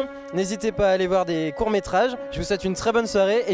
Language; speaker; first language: French; native; French